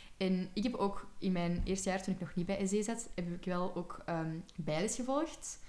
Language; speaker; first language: Dutch; native; Dutch